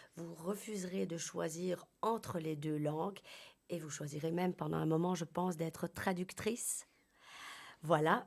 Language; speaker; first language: French; native; French